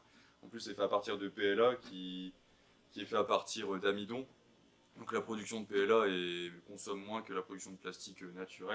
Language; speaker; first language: French; native; French